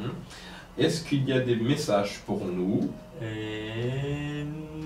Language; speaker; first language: French; non-native, fluent; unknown